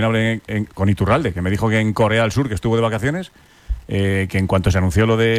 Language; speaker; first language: Spanish; native; Spanish